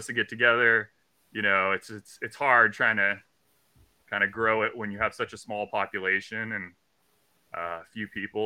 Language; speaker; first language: English; native; English